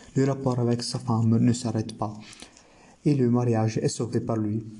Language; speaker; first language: French; non-native, learner; Italian